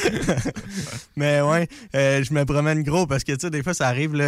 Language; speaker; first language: French; native; French